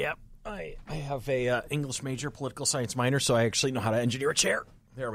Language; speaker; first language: English; native; English